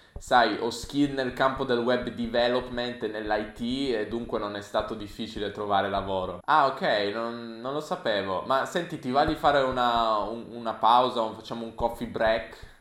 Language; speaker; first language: Italian; native; Italian